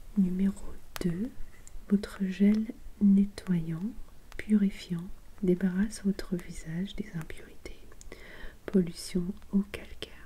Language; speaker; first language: French; non-native, fluent; English